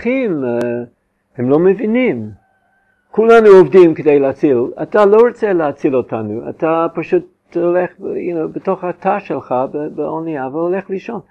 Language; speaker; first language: Hebrew; non-native, fluent; English